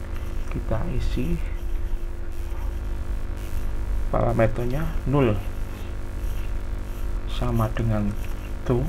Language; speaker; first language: Indonesian; native; Indonesian